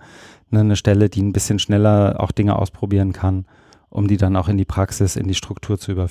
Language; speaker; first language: German; native; German